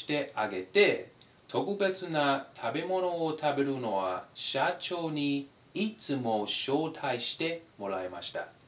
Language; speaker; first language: Japanese; non-native, fluent; English